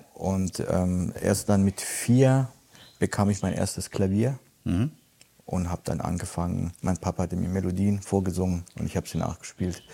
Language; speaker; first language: German; early bilingual, other home language; Italian